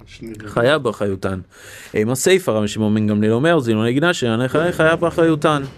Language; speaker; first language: Hebrew; non-native, fluent; English